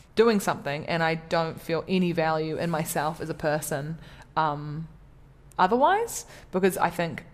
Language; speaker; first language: English; native; English